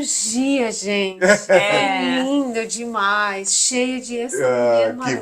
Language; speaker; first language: Portuguese; non-native, learner; Persian